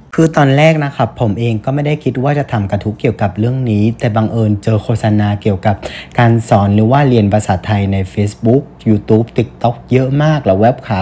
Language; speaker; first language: Thai; non-native, fluent; Vietnamese